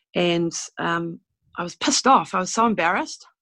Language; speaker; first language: English; native; English